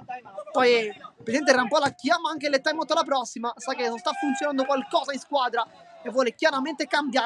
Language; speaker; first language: Italian; native; Italian